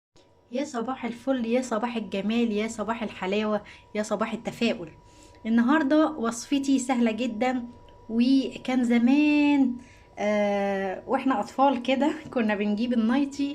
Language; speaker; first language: Arabic; native; Arabic